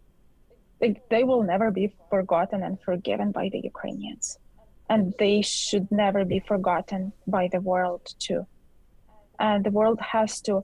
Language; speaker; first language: English; non-native, fluent; Ukrainian